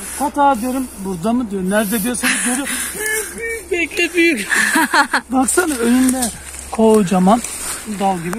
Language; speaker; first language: Turkish; native; Turkish